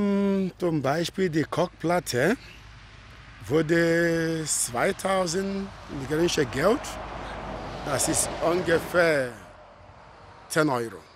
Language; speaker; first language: German; non-native, learner; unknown